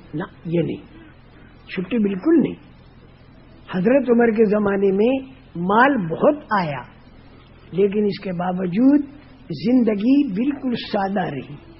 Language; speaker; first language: Urdu; non-native, local second language; Gujarati